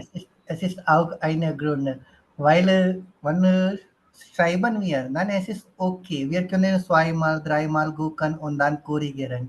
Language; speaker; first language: German; non-native, learner; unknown